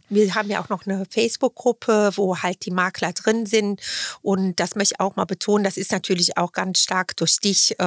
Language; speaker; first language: German; native; German